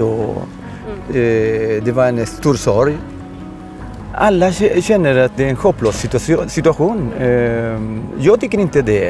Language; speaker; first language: Swedish; non-native, fluent; Spanish